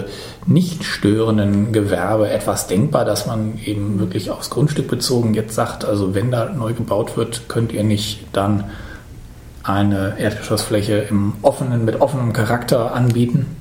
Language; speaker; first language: German; native; German